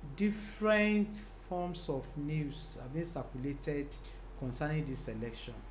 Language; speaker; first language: English; non-native, local second language; Yoruba